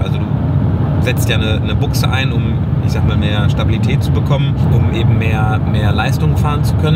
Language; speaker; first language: German; native; German